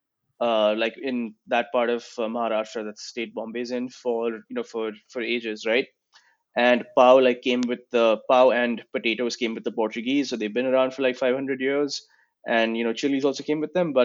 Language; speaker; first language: English; non-native, local second language; Gujarati